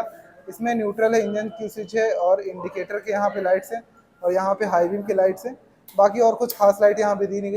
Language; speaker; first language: Hindi; native; Hindi